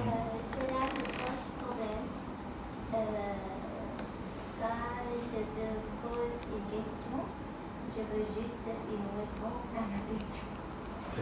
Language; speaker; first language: French; non-native, learner; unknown